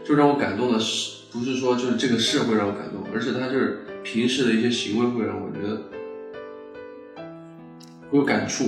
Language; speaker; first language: Chinese; native; Chinese